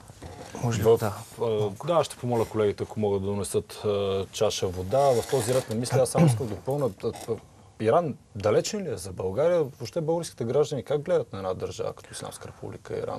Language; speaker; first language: Bulgarian; native; Bulgarian